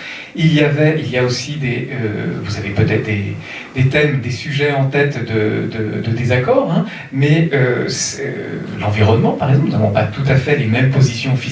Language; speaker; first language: French; native; French